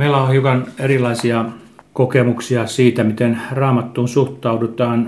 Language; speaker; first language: Finnish; native; Finnish